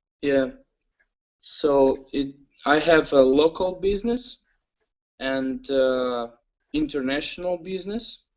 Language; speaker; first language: English; non-native, learner; Ukrainian